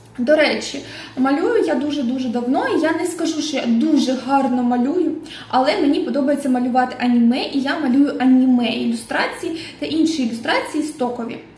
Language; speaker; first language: Ukrainian; non-native, local second language; Russian